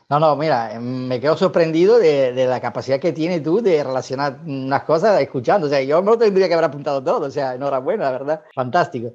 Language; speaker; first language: Spanish; non-native, fluent; Italian